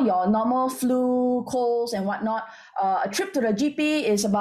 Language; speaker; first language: English; non-native, local second language; Min Nan Chinese